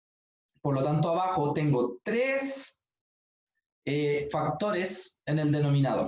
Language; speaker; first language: Spanish; native; Spanish